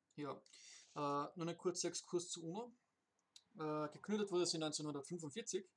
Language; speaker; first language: German; native; German